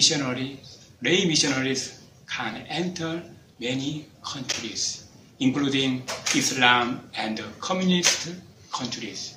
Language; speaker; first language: English; non-native, fluent; Korean